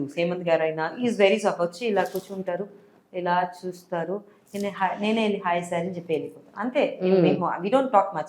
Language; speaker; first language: Telugu; non-native, learner; Tamil